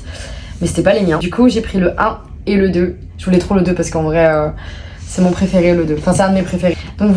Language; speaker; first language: French; native; French